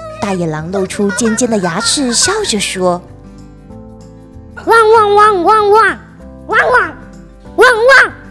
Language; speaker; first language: Chinese; native; Chinese